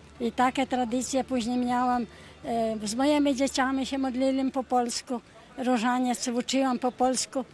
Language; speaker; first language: Polish; early bilingual, heritage; Polish